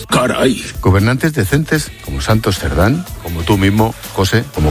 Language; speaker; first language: Spanish; native; Spanish